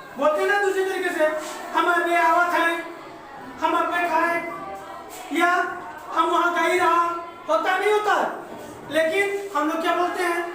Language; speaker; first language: Hindi; native; Hindi